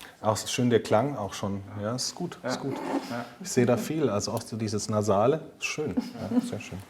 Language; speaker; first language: German; native; German